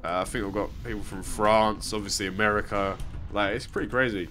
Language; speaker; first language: English; native; English